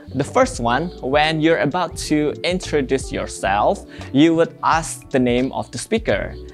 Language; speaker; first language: English; non-native, fluent; Indonesian